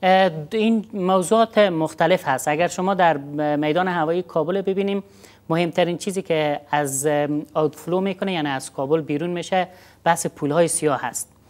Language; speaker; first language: Persian; native; Persian